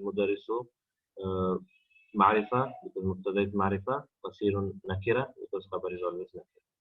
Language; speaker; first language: Arabic; non-native, fluent; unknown